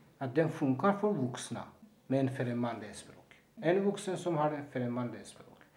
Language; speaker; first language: Swedish; non-native, fluent; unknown